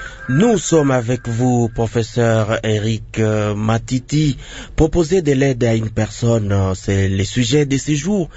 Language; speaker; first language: French; non-native, local second language; Lingala